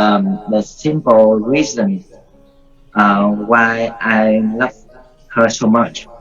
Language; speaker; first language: English; non-native, learner; Vietnamese